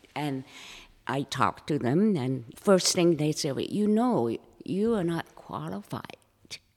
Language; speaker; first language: English; non-native, fluent; Japanese